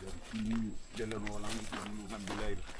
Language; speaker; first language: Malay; non-native, local second language; Batak Toba